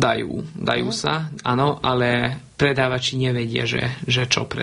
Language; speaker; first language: Slovak; non-native, local second language; Hungarian